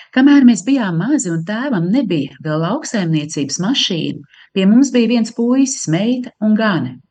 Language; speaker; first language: Latvian; native; Latvian